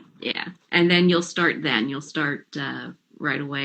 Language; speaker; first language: English; native; English